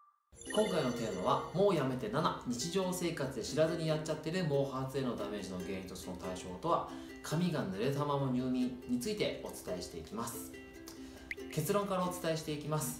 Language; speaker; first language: Japanese; native; Japanese